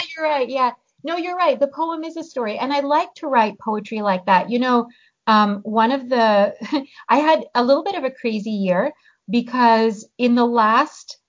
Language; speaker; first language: English; early bilingual, other home language; Hungarian